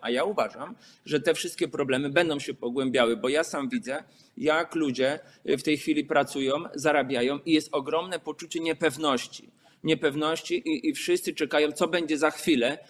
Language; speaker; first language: Polish; native; Polish